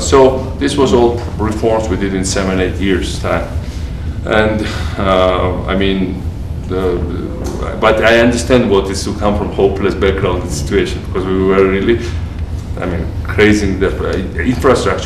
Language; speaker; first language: English; non-native, fluent; Georgian